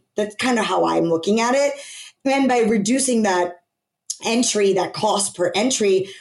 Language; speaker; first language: English; native; English